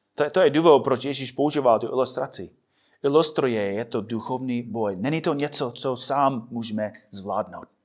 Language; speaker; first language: Czech; non-native, fluent; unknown